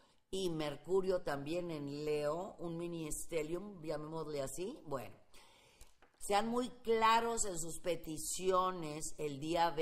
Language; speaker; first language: Spanish; native; Spanish